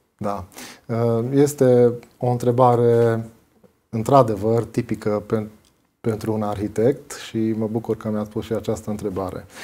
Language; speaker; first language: Romanian; non-native, local second language; Hungarian